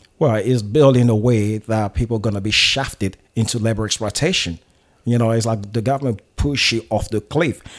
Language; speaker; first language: English; non-native, fluent; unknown